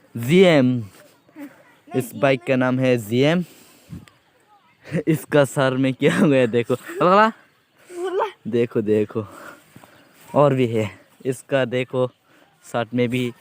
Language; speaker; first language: Hindi; non-native, local second language; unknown